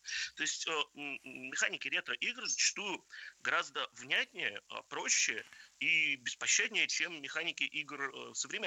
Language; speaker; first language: Russian; native; Russian